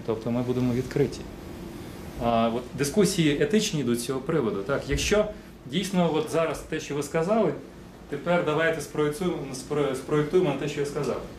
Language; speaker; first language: Ukrainian; non-native, local second language; Russian